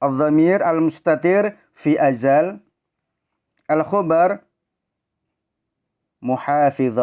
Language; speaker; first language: Arabic; non-native, fluent; Indonesian